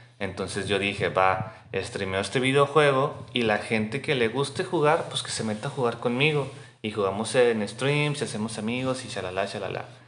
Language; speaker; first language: Spanish; native; Spanish